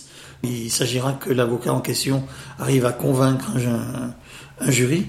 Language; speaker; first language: French; native; French